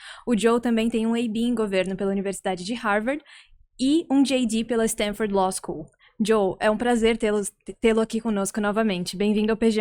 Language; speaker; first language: Portuguese; native; Portuguese